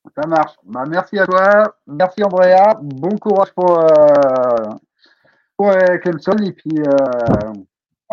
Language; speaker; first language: French; native; French